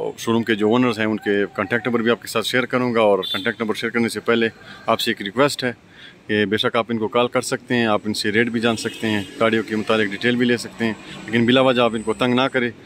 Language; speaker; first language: Urdu; non-native, local second language; Pashto